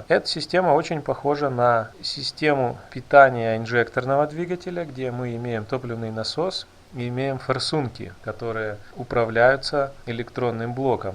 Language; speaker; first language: Russian; native; Russian